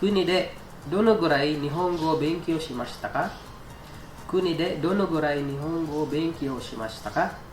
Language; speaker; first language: Japanese; non-native, fluent; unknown